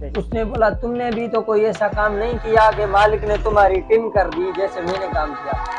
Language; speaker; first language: Urdu; non-native, local second language; Sindhi